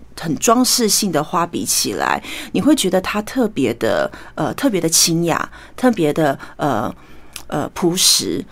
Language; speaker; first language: Chinese; native; Chinese